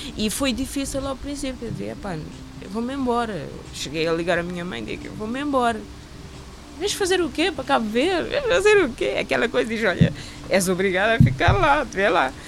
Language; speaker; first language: Portuguese; non-native, local second language; Kabuverdianu